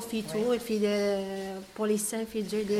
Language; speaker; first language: French; non-native, learner; Arabic